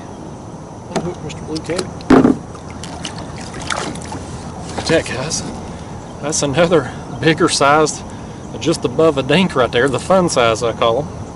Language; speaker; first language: English; native; English